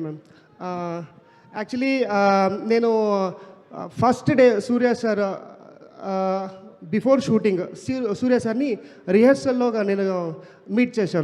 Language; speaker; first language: Telugu; non-native, learner; Kannada